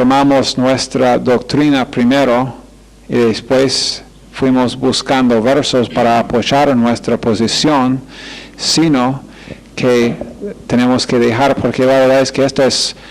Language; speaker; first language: Spanish; non-native, fluent; English